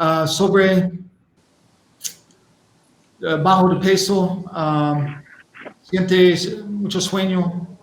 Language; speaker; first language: Spanish; non-native, learner; English